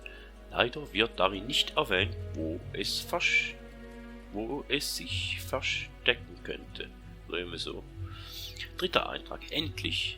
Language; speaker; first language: German; native; German